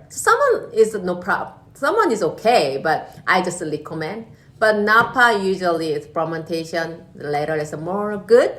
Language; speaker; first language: English; non-native, learner; Korean